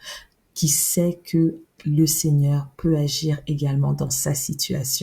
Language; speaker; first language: French; native; French